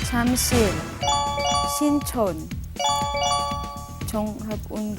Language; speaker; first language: Korean; non-native, learner; English